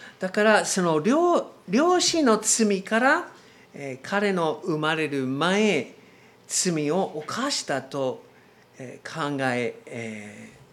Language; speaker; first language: Japanese; non-native, learner; English